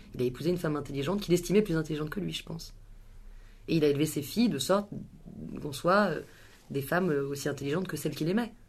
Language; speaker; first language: French; native; French